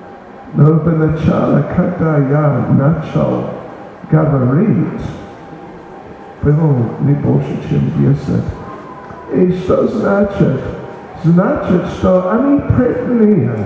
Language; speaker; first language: Russian; non-native, learner; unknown